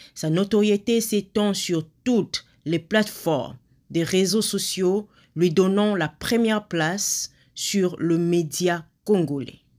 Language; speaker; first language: French; non-native, local second language; Lingala